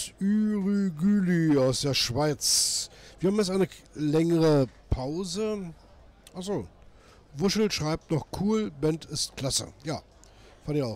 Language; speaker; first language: German; native; German